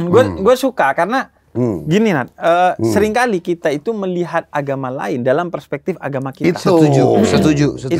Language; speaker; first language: Indonesian; native; Indonesian